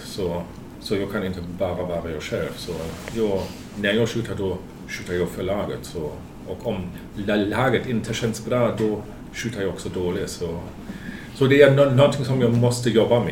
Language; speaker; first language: Swedish; non-native, fluent; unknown